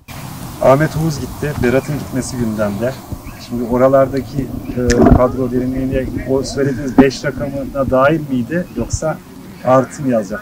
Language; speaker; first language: Turkish; native; Turkish